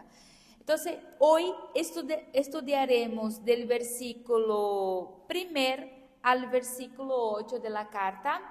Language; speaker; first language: Spanish; non-native, fluent; Portuguese